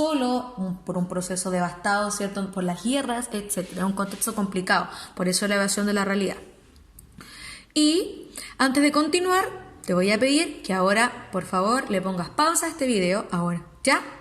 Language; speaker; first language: Spanish; native; Spanish